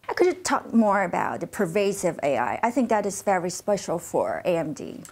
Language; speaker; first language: English; non-native, fluent; Chinese